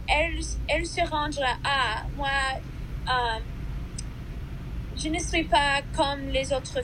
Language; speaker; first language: French; non-native, learner; English